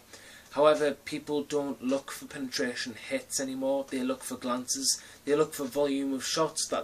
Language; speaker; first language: English; native; English